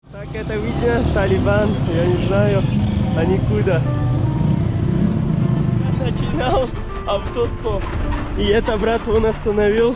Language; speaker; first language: Russian; non-native, learner; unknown